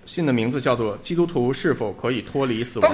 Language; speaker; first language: Chinese; non-native, local second language; Cantonese